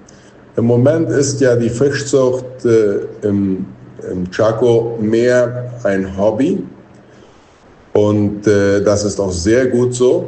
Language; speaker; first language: German; non-native, local second language; Plautdietsch